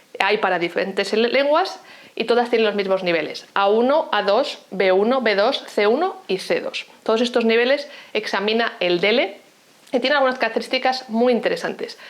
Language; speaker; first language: Spanish; native; Spanish